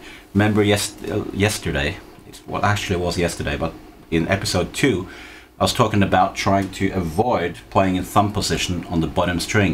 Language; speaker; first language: English; non-native, fluent; Norwegian